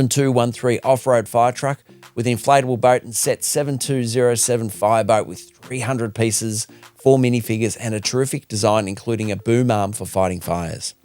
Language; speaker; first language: English; native; English